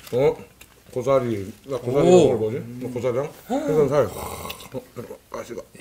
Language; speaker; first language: Korean; native; Korean